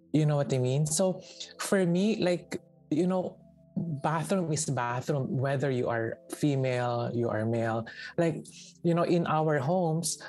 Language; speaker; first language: English; non-native, local second language; Filipino